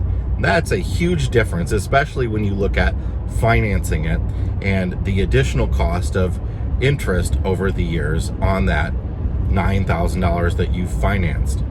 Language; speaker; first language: English; native; English